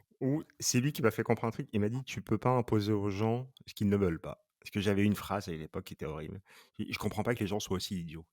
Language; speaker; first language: French; native; French